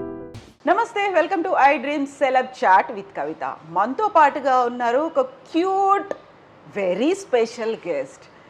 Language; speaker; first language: Telugu; native; Telugu